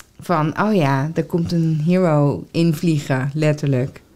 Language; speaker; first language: Dutch; native; Dutch